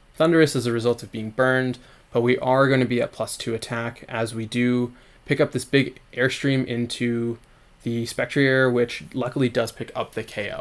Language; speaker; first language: English; native; English